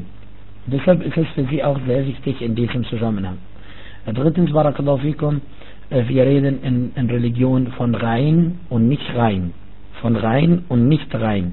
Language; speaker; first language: German; non-native, fluent; Arabic